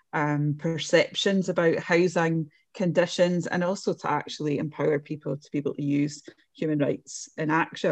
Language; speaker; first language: English; native; English